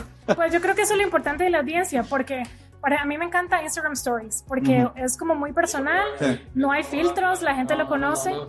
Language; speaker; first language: Spanish; native; Spanish